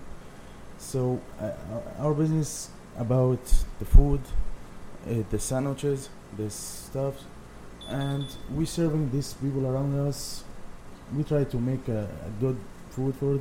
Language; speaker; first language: English; non-native, learner; Arabic